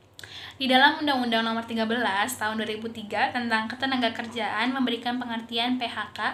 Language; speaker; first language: Indonesian; native; Indonesian